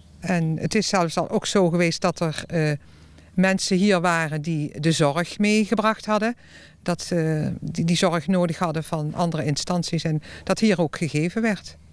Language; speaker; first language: Dutch; native; Dutch